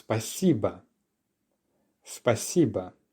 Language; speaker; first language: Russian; non-native, fluent; English